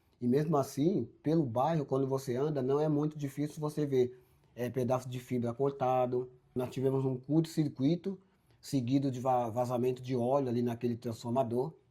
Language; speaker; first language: Portuguese; native; Portuguese